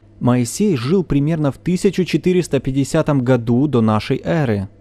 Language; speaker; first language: Russian; native; Russian